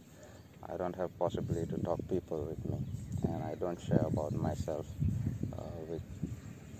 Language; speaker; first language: English; non-native, local second language; Konkani